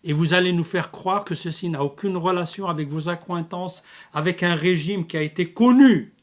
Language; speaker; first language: French; non-native, local second language; Arabic